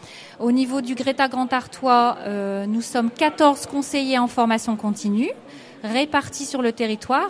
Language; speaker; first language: French; native; French